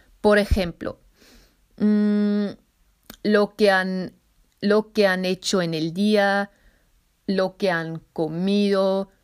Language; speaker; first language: Spanish; non-native, fluent; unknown